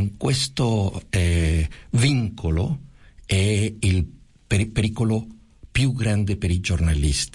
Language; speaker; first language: Italian; non-native, fluent; Spanish